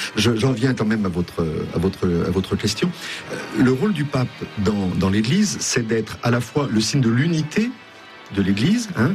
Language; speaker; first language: French; native; French